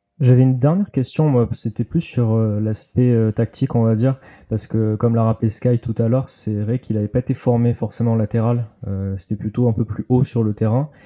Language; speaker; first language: French; native; French